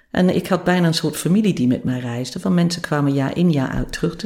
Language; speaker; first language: Dutch; non-native, fluent; English